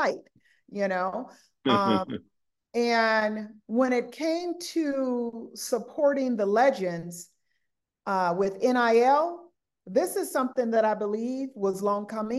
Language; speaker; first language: English; native; English